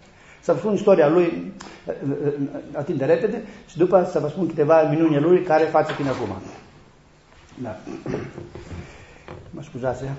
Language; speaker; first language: Romanian; non-native, learner; Greek